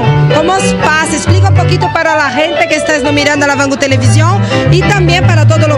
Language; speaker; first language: Spanish; non-native, learner; Portuguese